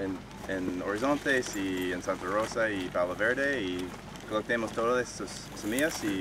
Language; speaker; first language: Spanish; non-native, fluent; English